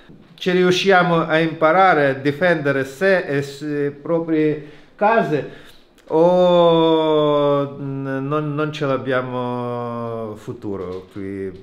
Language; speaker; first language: Italian; non-native, learner; Ukrainian